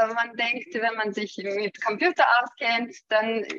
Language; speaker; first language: German; non-native, fluent; Russian